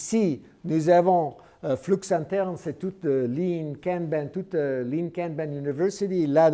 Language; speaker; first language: French; non-native, learner; English